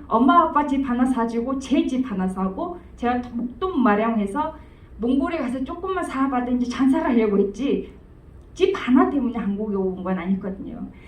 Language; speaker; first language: Korean; non-native, fluent; Mongolian